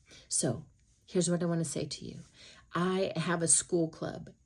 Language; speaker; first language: English; native; English